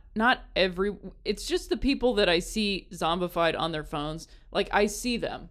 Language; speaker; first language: English; native; English